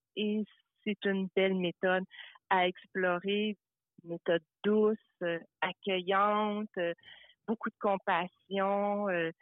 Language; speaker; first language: French; early bilingual, other home language; Italian